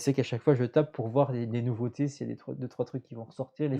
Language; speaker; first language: French; native; French